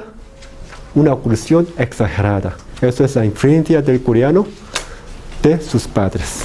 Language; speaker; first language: Spanish; non-native, fluent; Korean